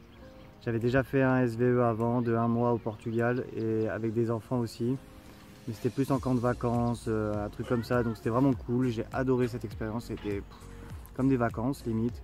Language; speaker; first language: French; native; French